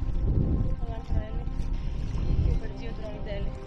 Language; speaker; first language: Portuguese; non-native, learner; Greek